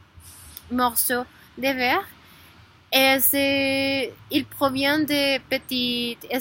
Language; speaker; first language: French; non-native, learner; Spanish